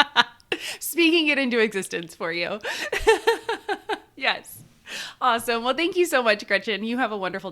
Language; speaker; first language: English; native; English